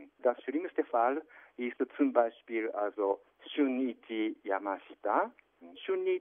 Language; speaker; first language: German; non-native, fluent; Japanese